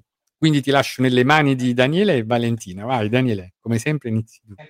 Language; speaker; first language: Italian; native; Italian